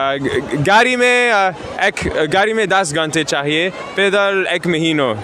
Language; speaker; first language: Hindi; non-native, learner; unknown